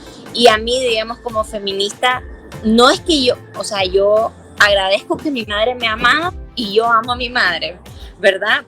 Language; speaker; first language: Spanish; native; Spanish